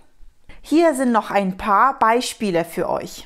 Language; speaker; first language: German; non-native, fluent; Romanian